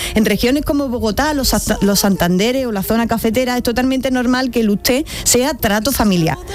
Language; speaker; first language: Spanish; native; Spanish